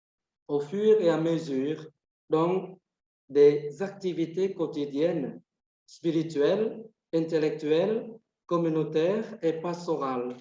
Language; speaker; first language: French; non-native, fluent; Vietnamese